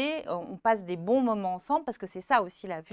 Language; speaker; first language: French; native; French